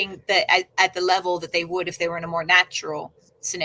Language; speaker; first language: English; native; English